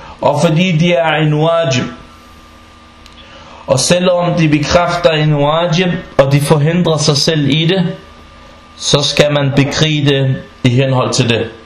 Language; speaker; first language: Danish; non-native, fluent; Arabic